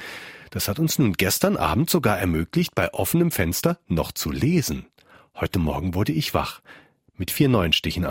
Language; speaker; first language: German; native; German